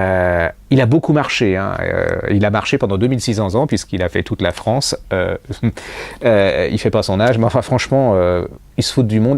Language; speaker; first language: French; native; French